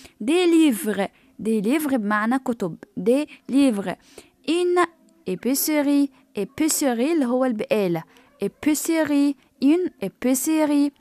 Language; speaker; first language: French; non-native, fluent; Arabic